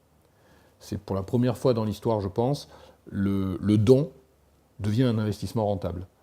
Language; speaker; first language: French; native; French